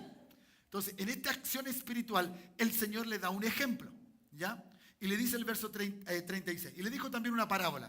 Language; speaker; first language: Spanish; native; Spanish